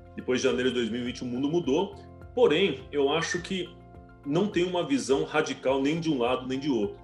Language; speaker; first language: Portuguese; early bilingual, other home language; Chinese